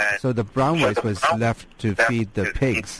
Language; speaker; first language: English; non-native, local second language; Cantonese